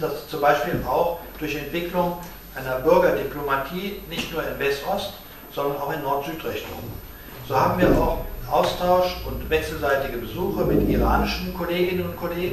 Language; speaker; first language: German; native; German